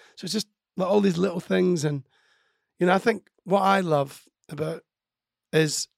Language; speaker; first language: English; native; English